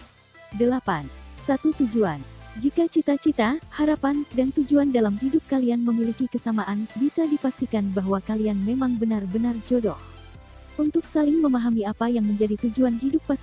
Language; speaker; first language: Indonesian; native; Indonesian